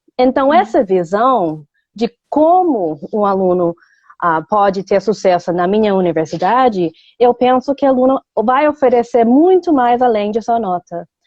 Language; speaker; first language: Portuguese; non-native, fluent; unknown